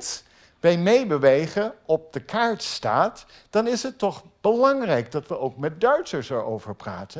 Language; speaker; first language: Dutch; non-native, fluent; English